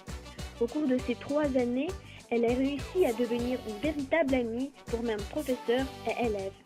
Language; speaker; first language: French; non-native, fluent; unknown